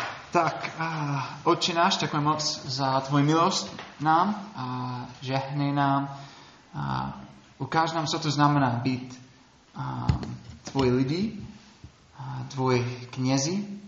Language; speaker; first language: Czech; non-native, learner; English